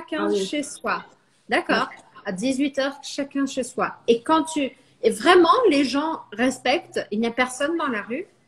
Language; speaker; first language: French; non-native, fluent; Portuguese